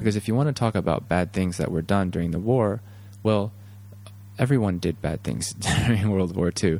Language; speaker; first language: English; native; English